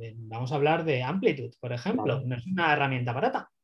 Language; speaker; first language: Spanish; native; Spanish